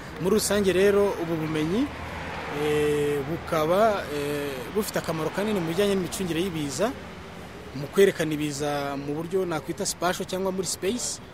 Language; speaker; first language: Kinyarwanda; native; Kinyarwanda